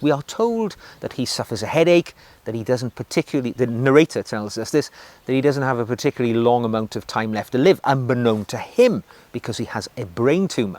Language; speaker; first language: English; native; English